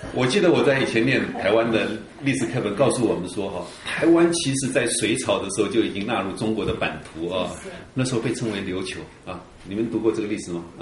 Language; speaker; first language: Chinese; early bilingual, heritage; Chinese